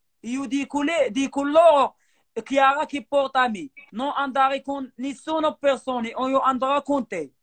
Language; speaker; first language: Italian; non-native, learner; Arabic